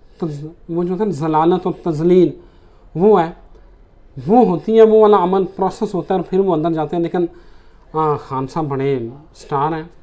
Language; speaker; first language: Urdu; native; Urdu